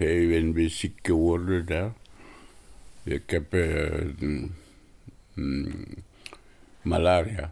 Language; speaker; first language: Dutch; non-native, learner; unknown